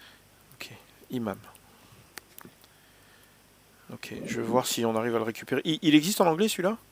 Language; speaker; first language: French; native; French